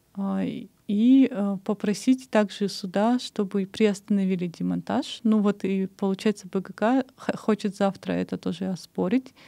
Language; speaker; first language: Russian; non-native, local second language; Kyrgyz